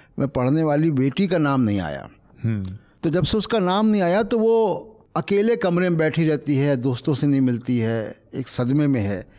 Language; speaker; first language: Hindi; native; Hindi